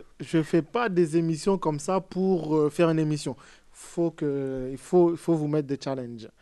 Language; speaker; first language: French; native; French